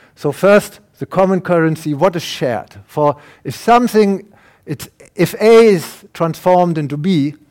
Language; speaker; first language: English; non-native, fluent; German